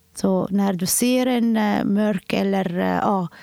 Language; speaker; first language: Swedish; non-native, fluent; Somali